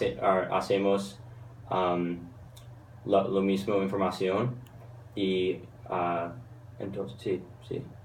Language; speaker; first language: Spanish; non-native, learner; English